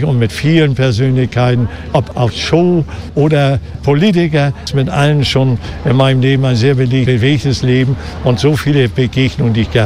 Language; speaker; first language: German; native; German